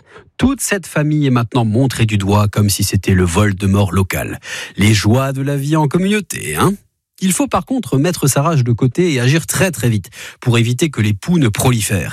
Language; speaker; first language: French; native; French